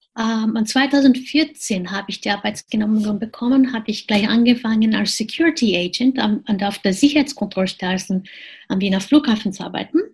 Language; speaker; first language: German; non-native, fluent; Japanese